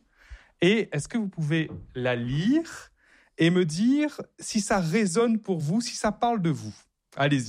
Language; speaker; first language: French; native; French